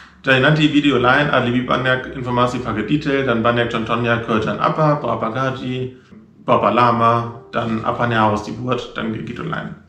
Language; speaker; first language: Indonesian; non-native, learner; German